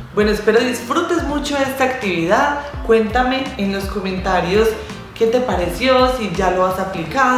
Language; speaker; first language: Spanish; native; Spanish